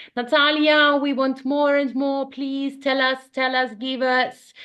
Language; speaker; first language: English; non-native, fluent; Ukrainian